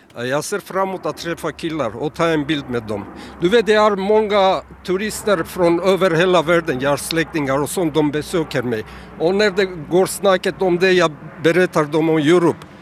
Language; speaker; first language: Swedish; non-native, fluent; Armenian